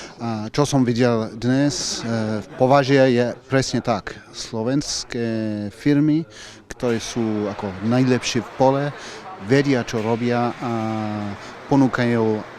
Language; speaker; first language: Slovak; non-native, fluent; English